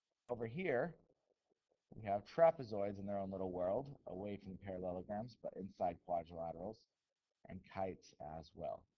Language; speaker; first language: English; native; English